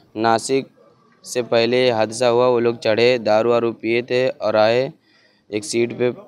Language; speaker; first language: Hindi; native; Hindi